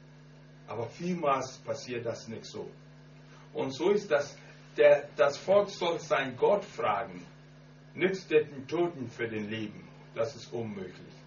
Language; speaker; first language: German; non-native, learner; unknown